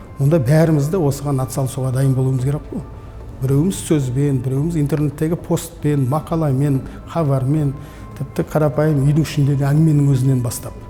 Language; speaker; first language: Kazakh; native; Kazakh